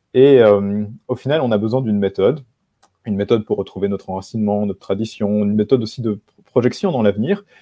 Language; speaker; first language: French; native; French